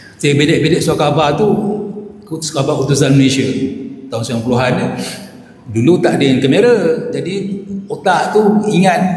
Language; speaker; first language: Malay; native; Malay